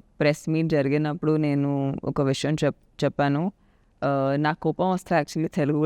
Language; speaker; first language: Telugu; non-native, local second language; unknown